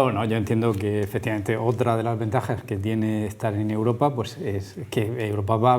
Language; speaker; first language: Spanish; native; Spanish